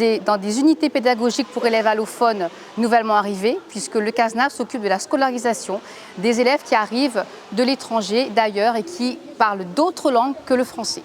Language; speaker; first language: French; native; French